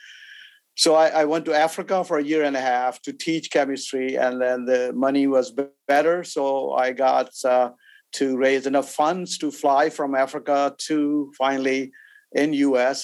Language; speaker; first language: English; non-native, local second language; Urdu